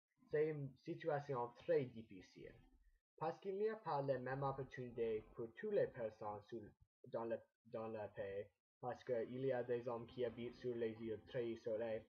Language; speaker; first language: French; non-native, learner; English